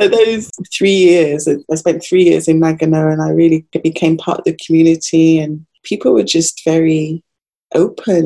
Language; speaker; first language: English; native; English